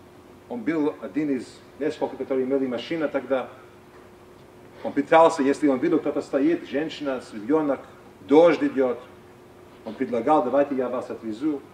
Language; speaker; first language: Russian; non-native, fluent; English